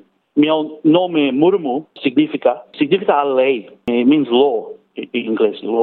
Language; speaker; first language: Portuguese; non-native, learner; English